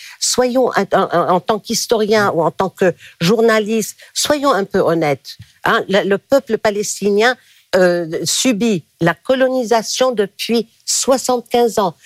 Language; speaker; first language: French; non-native, local second language; Arabic